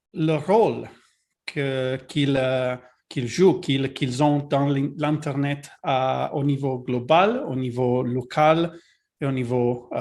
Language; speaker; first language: French; non-native, learner; Italian